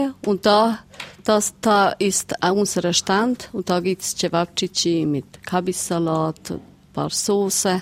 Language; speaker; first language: German; non-native, learner; Serbian